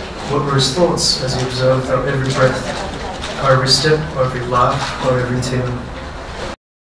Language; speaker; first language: English; early bilingual, other home language; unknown